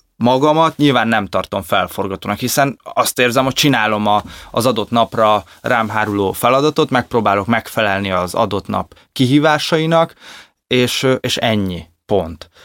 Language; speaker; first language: Hungarian; native; Hungarian